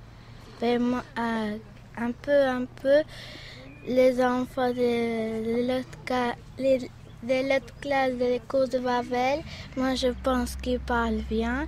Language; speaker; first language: French; non-native, learner; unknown